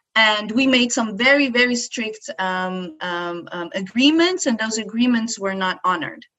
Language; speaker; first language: English; non-native, fluent; Arabic